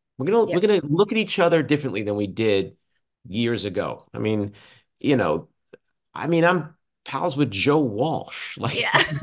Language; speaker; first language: English; native; English